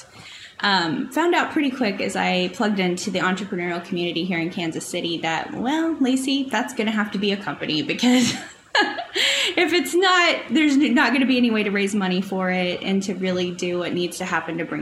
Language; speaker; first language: English; native; English